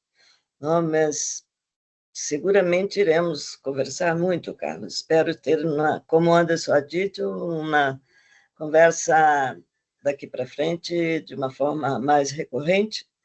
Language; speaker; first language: Portuguese; non-native, fluent; Spanish